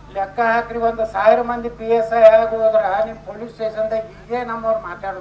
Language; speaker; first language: Kannada; native; Kannada